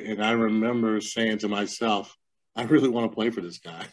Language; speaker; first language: English; native; English